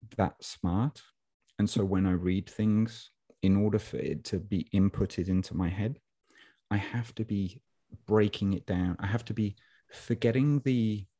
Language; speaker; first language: English; native; English